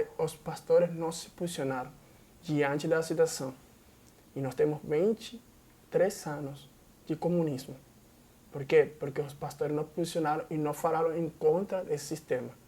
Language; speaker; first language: Portuguese; non-native, fluent; Spanish